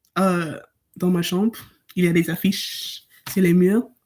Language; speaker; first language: French; non-native, learner; English